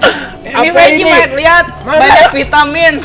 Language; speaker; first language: Indonesian; non-native, fluent; English